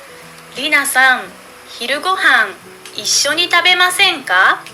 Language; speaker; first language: Japanese; non-native, learner; Indonesian